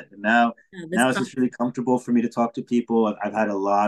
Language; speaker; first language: English; native; English